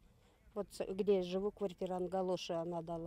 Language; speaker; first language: Russian; native; Russian